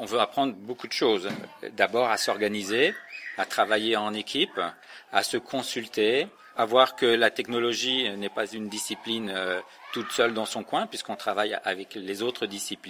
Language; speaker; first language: French; native; French